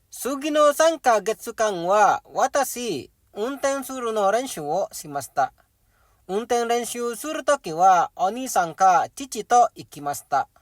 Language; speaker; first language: Japanese; non-native, learner; Indonesian